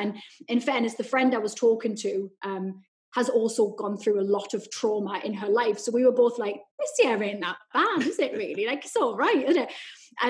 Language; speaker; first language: English; native; English